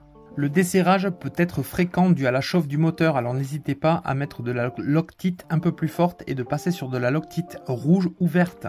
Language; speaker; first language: French; native; French